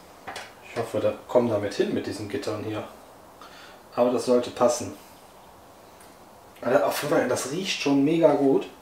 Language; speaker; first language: German; native; German